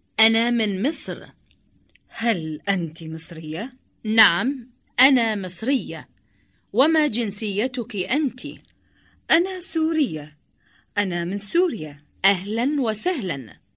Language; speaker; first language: Arabic; non-native, learner; Indonesian